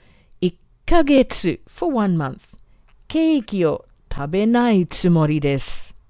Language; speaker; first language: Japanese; non-native, fluent; English